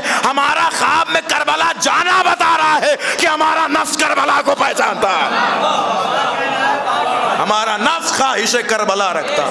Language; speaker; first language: Urdu; native; Urdu